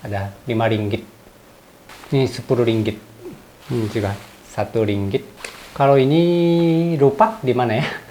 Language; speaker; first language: Indonesian; non-native, fluent; Japanese